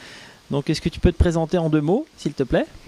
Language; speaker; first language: French; native; French